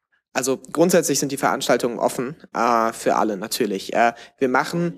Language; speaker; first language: German; native; German